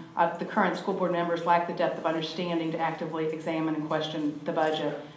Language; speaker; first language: English; native; English